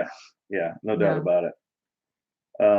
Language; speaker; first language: English; native; English